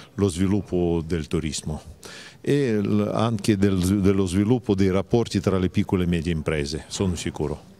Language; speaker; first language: Italian; non-native, fluent; Russian